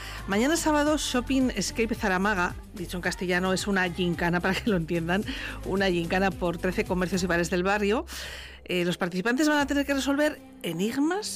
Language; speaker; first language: Spanish; native; Spanish